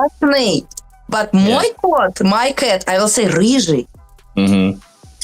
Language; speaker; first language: English; non-native, learner; Russian